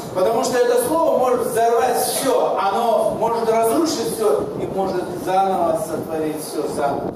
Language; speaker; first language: Russian; non-native, local second language; Kazakh